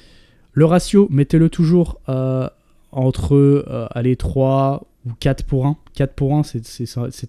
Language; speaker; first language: French; native; French